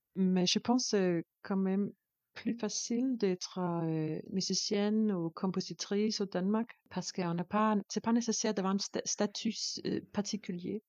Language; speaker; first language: French; non-native, learner; Danish